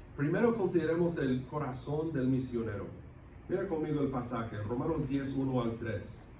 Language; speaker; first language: Spanish; non-native, local second language; English